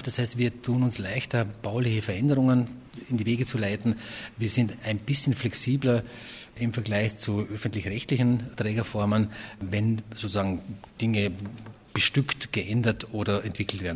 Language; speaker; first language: German; native; German